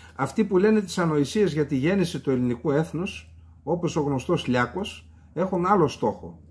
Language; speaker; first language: Greek; native; Greek